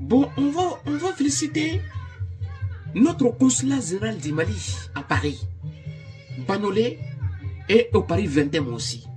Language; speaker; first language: French; non-native, local second language; Bambara